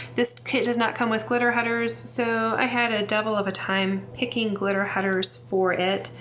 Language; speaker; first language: English; native; English